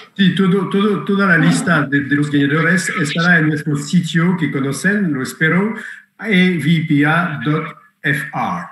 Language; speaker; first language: Spanish; non-native, fluent; French